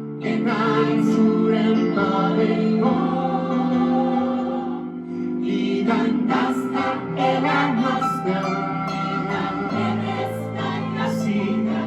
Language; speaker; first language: Finnish; non-native, learner; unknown